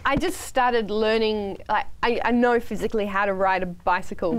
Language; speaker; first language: English; native; English